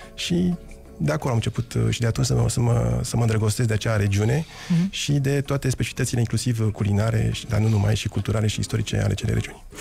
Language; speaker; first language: French; non-native, fluent; Romanian